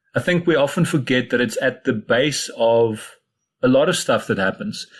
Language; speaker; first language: English; non-native, local second language; Afrikaans